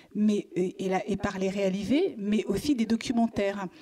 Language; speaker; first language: French; native; French